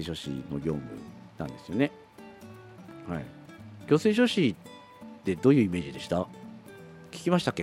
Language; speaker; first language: Japanese; native; Japanese